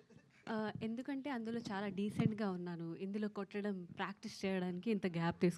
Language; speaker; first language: Telugu; non-native, local second language; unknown